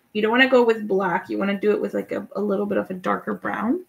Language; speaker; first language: English; non-native, fluent; Spanish